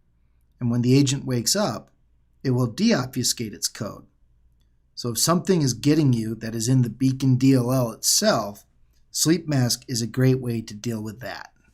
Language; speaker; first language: English; native; English